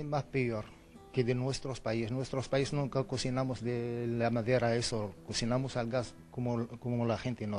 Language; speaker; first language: Spanish; non-native, learner; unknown